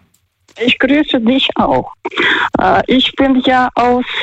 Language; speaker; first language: German; non-native, fluent; Russian